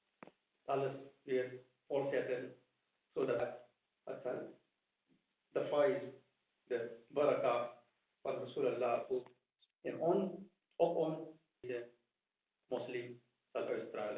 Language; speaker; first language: Dutch; non-native, fluent; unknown